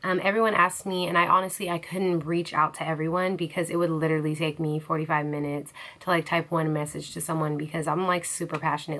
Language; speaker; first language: English; native; English